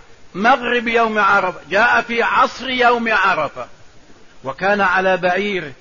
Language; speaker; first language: Arabic; native; Arabic